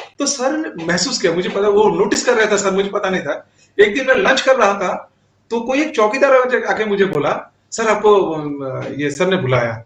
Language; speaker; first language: Hindi; non-native, local second language; Assamese